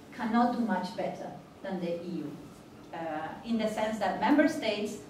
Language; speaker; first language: English; non-native, fluent; Spanish